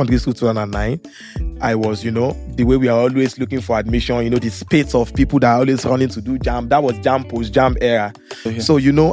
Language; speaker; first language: English; non-native, local second language; Yoruba